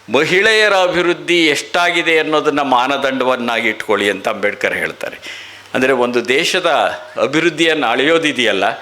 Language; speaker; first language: Kannada; native; Kannada